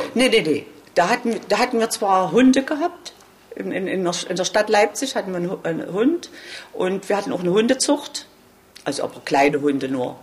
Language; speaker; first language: German; native; German